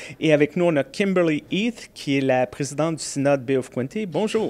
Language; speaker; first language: French; native; French